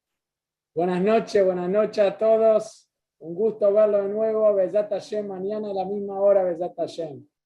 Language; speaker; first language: Spanish; native; Spanish